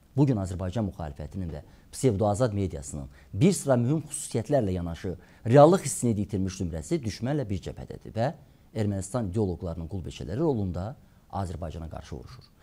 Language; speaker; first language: Azerbaijani; native; Azerbaijani